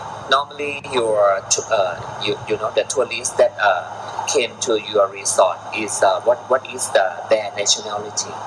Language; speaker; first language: English; non-native, learner; Thai